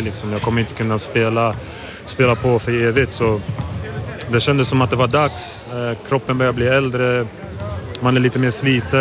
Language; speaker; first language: Swedish; native; Swedish